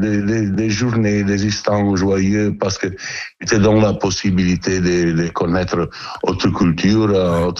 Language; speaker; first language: French; non-native, learner; Italian